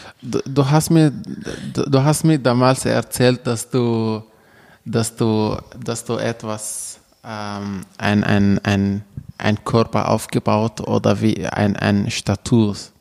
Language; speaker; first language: German; non-native, learner; Arabic